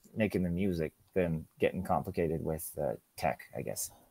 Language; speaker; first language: English; native; English